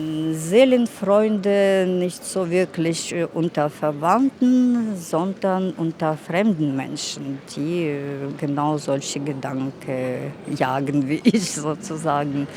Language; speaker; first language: German; non-native, fluent; Russian